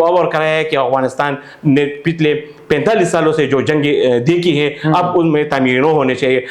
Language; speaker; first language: Urdu; non-native, local second language; Pashto